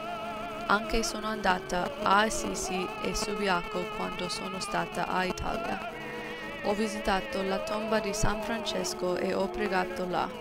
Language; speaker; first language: Italian; non-native, learner; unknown